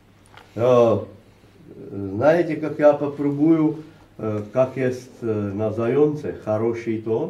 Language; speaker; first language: Czech; non-native, learner; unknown